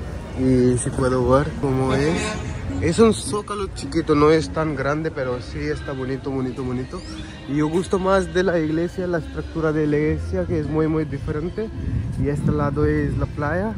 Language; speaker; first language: Spanish; non-native, learner; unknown